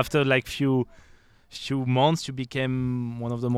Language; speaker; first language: English; non-native, fluent; French